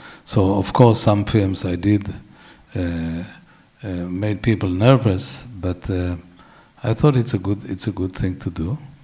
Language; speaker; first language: English; non-native, fluent; Hebrew